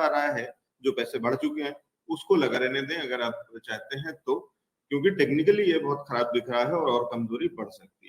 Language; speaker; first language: Hindi; native; Hindi